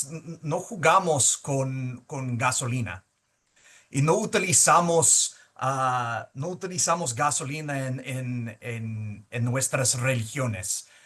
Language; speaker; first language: Spanish; early bilingual, heritage; Spanish